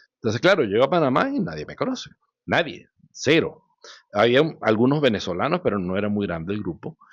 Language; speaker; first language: Spanish; early bilingual, other home language; Hebrew